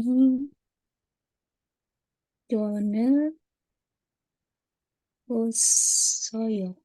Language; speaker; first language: Korean; non-native, learner; Indonesian